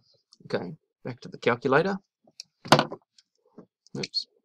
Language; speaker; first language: English; native; English